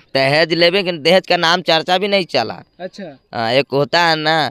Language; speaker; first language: Hindi; native; Hindi